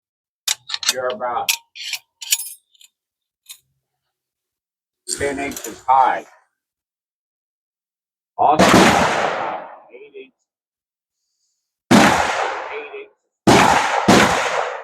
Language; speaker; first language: English; native; English